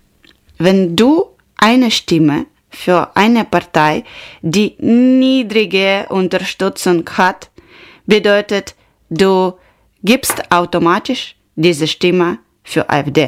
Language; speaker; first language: German; non-native, learner; Ukrainian